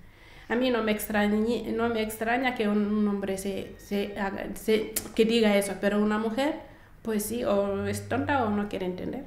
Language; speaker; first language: Spanish; non-native, fluent; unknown